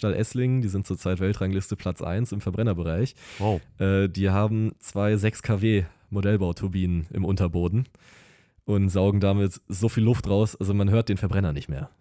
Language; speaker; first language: German; native; German